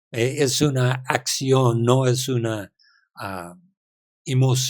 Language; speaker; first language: Spanish; non-native, learner; English